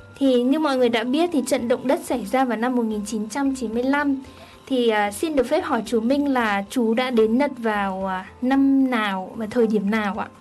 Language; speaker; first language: Vietnamese; native; Vietnamese